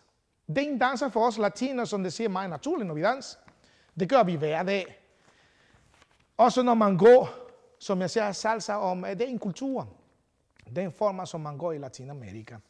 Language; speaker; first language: Danish; non-native, fluent; Spanish